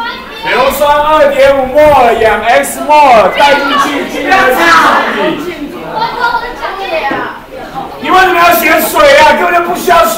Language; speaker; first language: Chinese; native; Chinese